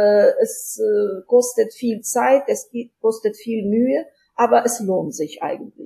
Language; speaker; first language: German; non-native, fluent; Ukrainian